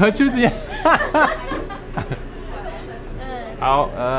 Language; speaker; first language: Chinese; non-native, fluent; English